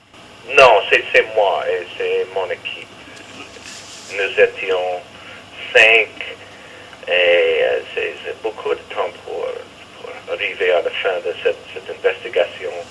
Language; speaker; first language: French; non-native, fluent; English